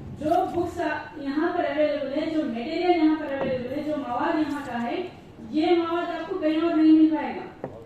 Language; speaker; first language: Urdu; native; Urdu